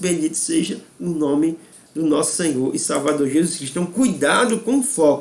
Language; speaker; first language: Portuguese; native; Portuguese